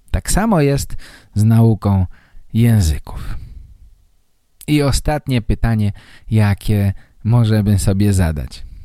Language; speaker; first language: Polish; native; Polish